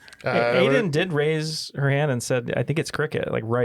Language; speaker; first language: English; native; English